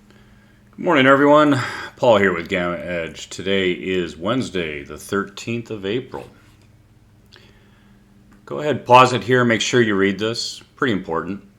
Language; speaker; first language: English; native; English